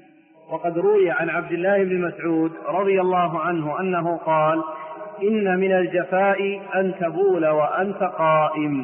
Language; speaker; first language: Arabic; native; Arabic